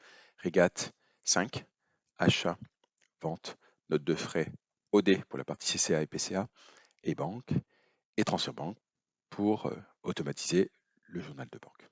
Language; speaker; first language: French; native; French